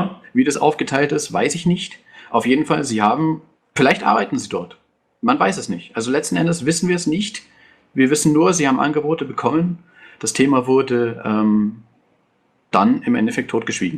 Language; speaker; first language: German; native; German